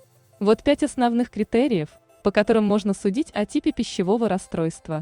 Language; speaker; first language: Russian; native; Russian